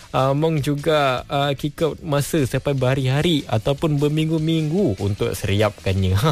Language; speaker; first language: Malay; non-native, local second language; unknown